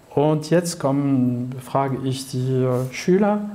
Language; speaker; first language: German; non-native, fluent; French